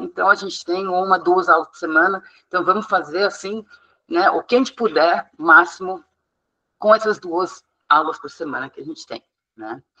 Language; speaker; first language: Portuguese; non-native, fluent; English